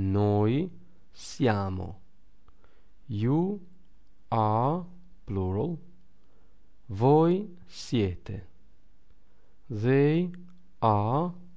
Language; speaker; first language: Italian; non-native, fluent; English